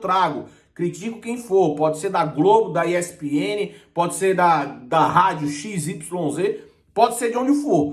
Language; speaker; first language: Portuguese; native; Portuguese